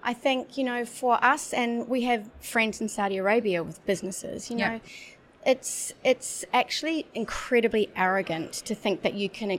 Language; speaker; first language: English; native; English